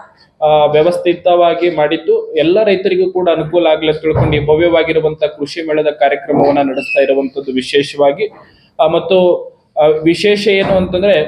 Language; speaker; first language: Kannada; native; Kannada